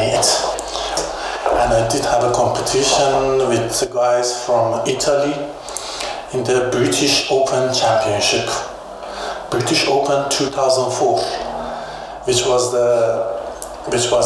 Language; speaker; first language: English; non-native, fluent; Persian